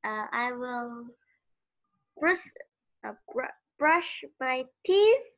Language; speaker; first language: English; non-native, learner; Vietnamese